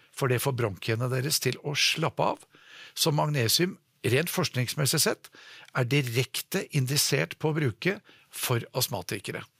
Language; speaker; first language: Norwegian; native; Norwegian